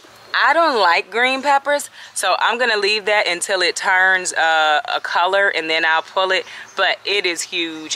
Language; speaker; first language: English; native; English